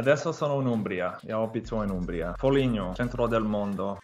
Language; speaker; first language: Italian; non-native, fluent; English